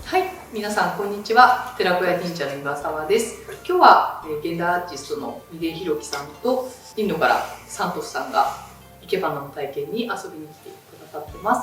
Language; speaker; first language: Japanese; native; Japanese